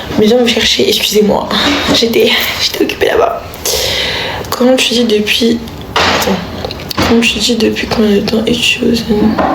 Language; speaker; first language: French; native; French